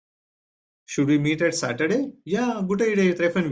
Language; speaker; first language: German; non-native, fluent; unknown